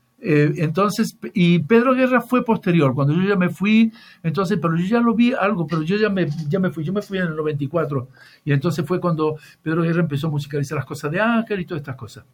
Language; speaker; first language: Spanish; native; Spanish